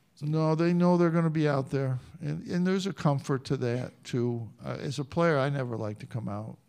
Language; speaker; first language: English; native; English